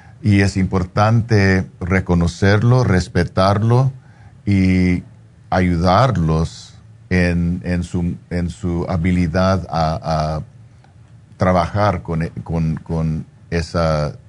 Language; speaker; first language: Spanish; non-native, fluent; English